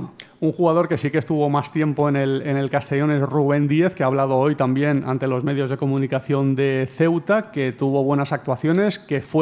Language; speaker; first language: Spanish; native; Spanish